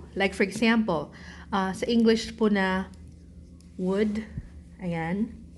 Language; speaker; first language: Filipino; native; Filipino